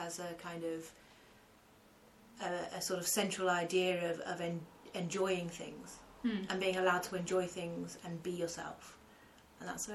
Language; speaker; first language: English; native; English